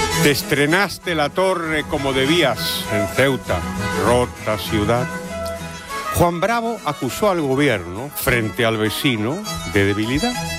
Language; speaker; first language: Spanish; native; Spanish